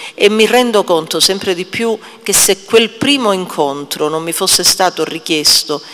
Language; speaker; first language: Italian; native; Italian